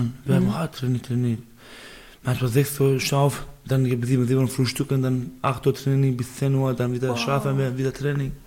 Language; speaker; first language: German; non-native, learner; Baluchi